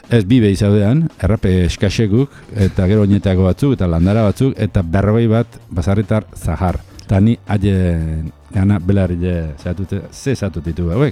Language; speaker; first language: Basque; native; Basque